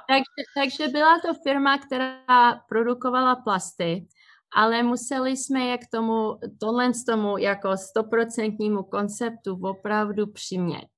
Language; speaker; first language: Czech; early bilingual, heritage; Czech